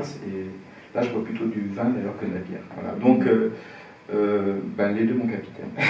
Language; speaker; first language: French; native; French